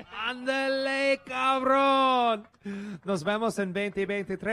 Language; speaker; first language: Spanish; non-native, learner; English